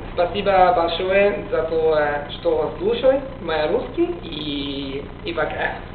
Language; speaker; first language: Russian; non-native, learner; Italian